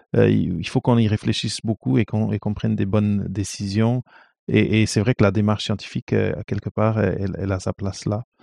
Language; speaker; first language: French; non-native, fluent; Portuguese